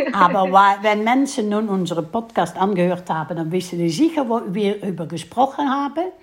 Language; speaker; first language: German; non-native, fluent; Dutch